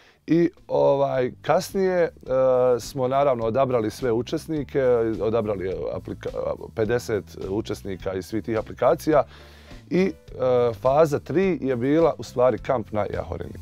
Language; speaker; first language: Bosnian; native; Bosnian